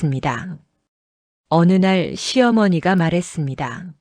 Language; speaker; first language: Korean; native; Korean